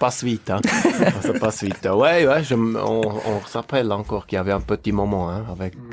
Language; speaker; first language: French; native; French